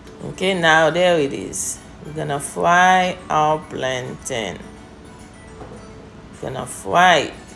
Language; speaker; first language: English; non-native, fluent; Haitian Creole